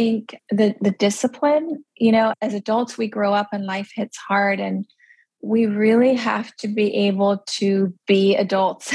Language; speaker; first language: English; early bilingual, other home language; Pennsylvania German